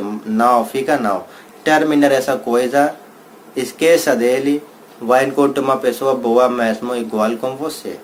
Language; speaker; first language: Portuguese; non-native, learner; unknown